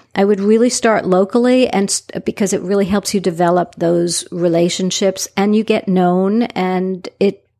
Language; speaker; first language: English; native; English